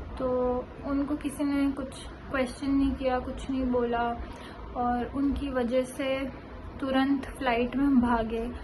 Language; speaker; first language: Hindi; native; Hindi